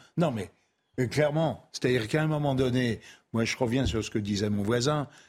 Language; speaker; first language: French; native; French